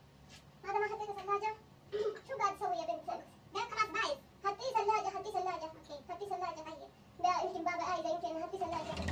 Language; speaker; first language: Arabic; non-native, learner; Oromo